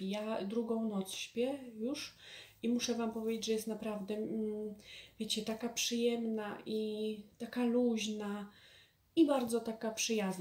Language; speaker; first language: Polish; native; Polish